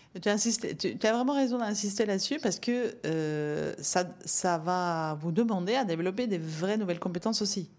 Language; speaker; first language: French; non-native, fluent; Norwegian